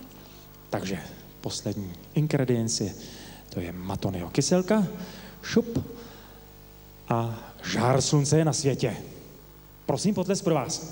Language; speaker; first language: Czech; native; Czech